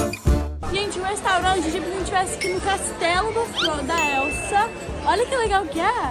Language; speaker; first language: Portuguese; native; Portuguese